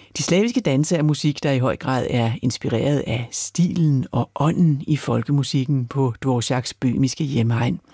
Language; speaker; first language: Danish; native; Danish